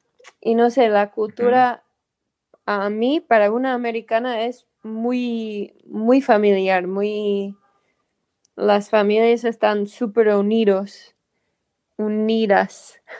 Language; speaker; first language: Spanish; non-native, fluent; English